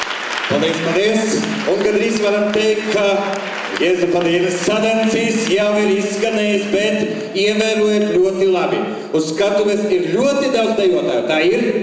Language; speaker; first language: Latvian; native; Latvian